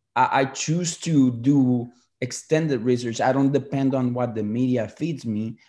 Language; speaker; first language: English; early bilingual, other home language; Spanish